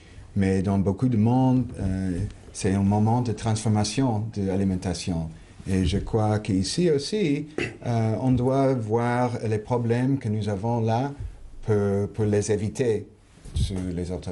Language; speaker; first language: French; non-native, fluent; English